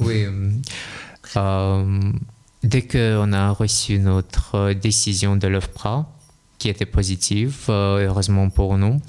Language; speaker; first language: French; non-native, learner; Russian